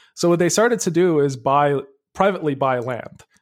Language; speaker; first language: English; early bilingual, other home language; Arabic